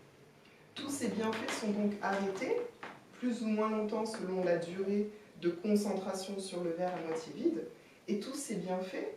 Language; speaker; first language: French; native; French